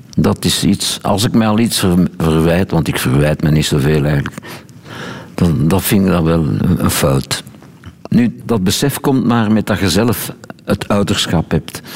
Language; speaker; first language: Dutch; native; Dutch